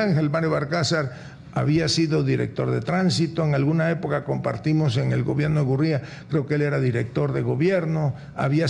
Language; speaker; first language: Spanish; native; Spanish